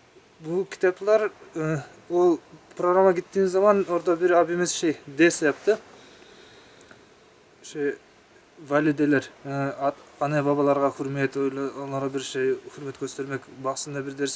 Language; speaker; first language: Turkish; non-native, learner; Kyrgyz